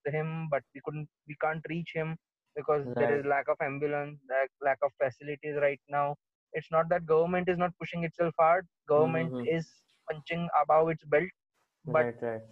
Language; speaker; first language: English; non-native, local second language; Marathi